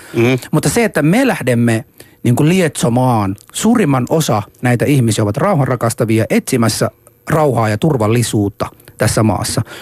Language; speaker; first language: Finnish; non-native, fluent; Arabic